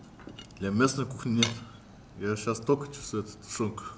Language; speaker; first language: Russian; non-native, local second language; Uzbek